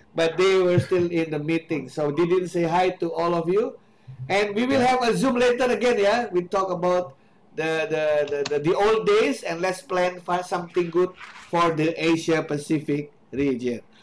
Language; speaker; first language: English; non-native, fluent; Indonesian